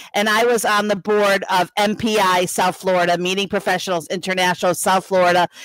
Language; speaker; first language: English; native; English